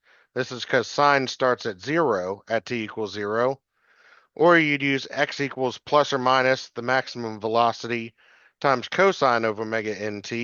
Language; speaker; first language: English; native; English